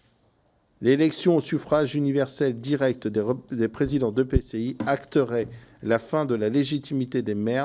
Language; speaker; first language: French; native; French